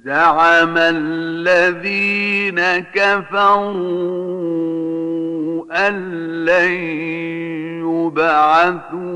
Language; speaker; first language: Arabic; native; Arabic